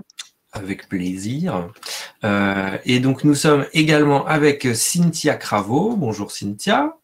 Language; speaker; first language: French; native; French